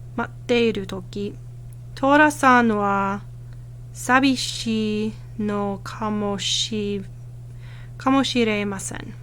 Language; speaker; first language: Japanese; non-native, learner; English